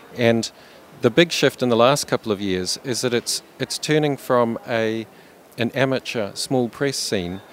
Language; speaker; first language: English; native; English